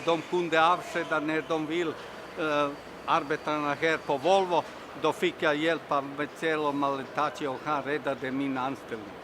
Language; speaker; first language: Swedish; non-native, fluent; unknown